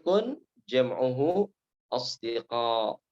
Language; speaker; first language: Arabic; non-native, learner; Indonesian